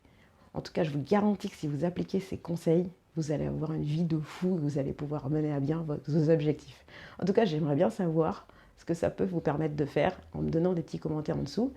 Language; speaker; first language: French; native; French